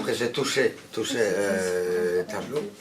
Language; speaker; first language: French; non-native, learner; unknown